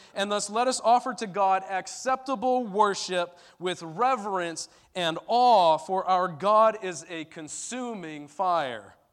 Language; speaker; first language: English; early bilingual, other home language; Turkish